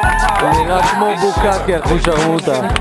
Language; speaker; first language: Hebrew; native; Hebrew